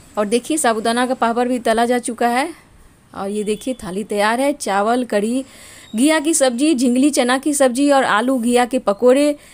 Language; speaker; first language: Hindi; native; Hindi